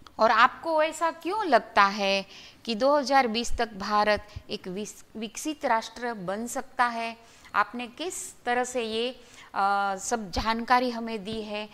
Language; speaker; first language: Hindi; non-native, local second language; Gujarati